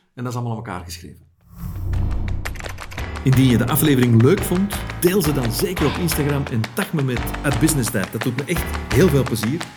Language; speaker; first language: Dutch; native; Dutch